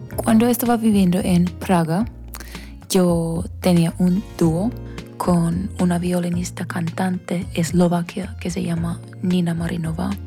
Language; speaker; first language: Spanish; non-native, fluent; Finnish